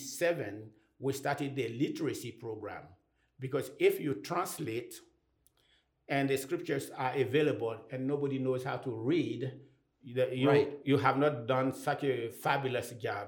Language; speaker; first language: English; non-native, fluent; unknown